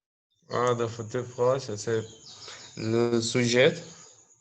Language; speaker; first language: French; non-native, learner; Spanish